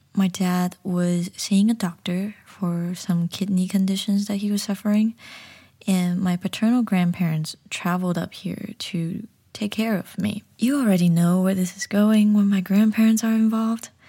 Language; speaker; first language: English; early bilingual, other home language; Chinese